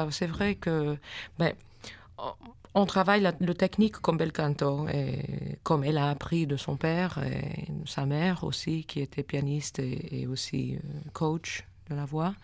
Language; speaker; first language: French; non-native, fluent; English